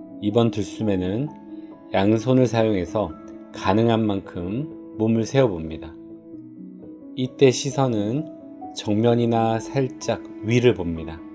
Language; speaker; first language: Korean; native; Korean